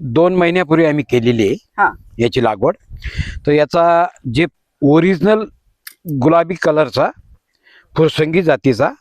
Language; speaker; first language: Marathi; native; Marathi